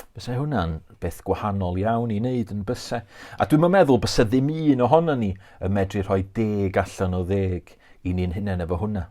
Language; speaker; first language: Welsh; native; Welsh